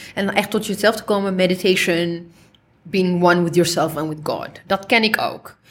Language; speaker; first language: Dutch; early bilingual, other home language; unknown